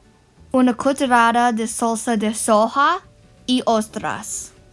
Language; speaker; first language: Spanish; non-native, learner; English